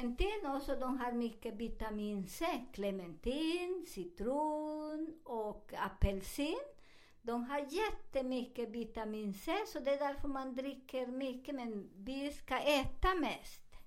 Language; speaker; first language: Swedish; non-native, learner; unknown